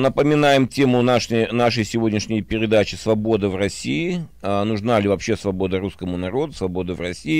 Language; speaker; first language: Russian; native; Russian